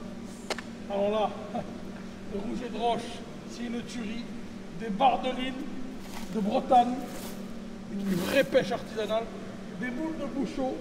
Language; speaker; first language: French; native; French